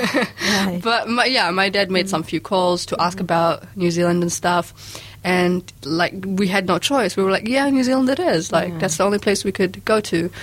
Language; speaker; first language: English; early bilingual, other home language; Arabic